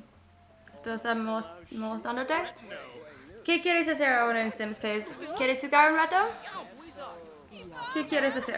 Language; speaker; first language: Spanish; non-native, learner; English